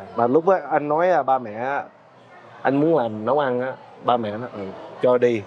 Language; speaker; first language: Vietnamese; early bilingual, heritage; Vietnamese